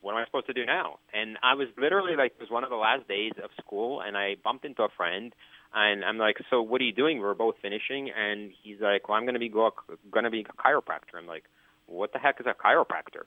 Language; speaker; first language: English; native; English